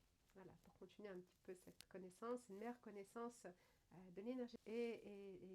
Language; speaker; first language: French; native; French